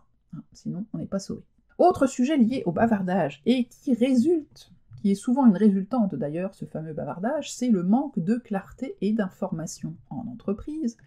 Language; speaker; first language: French; native; French